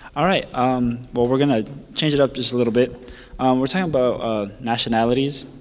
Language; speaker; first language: English; early bilingual, other home language; Spanish